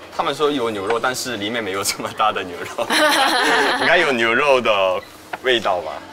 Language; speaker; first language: Chinese; non-native, fluent; Korean